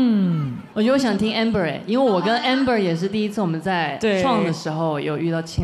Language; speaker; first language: Chinese; native; Chinese